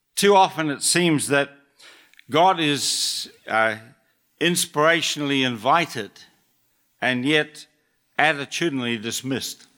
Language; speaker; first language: English; native; English